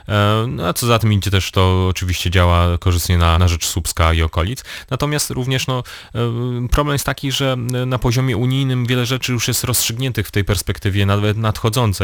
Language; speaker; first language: Polish; native; Polish